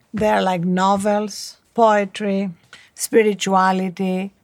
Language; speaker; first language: English; non-native, fluent; Greek